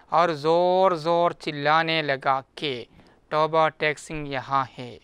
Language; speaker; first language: Hindi; non-native, local second language; Malayalam